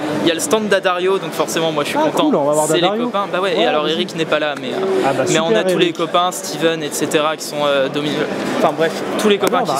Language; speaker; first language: French; native; French